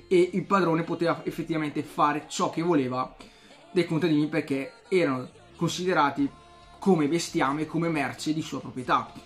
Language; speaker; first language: Italian; native; Italian